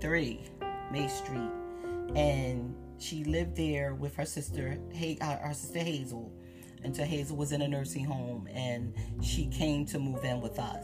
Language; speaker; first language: English; native; English